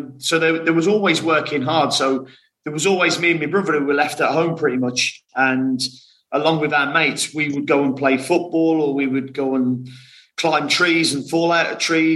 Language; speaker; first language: English; native; English